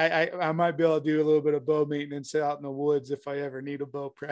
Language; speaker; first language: English; native; English